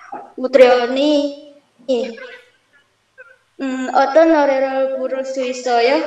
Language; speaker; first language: Korean; non-native, learner; Indonesian